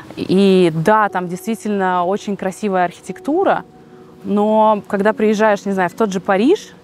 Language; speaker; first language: Russian; native; Russian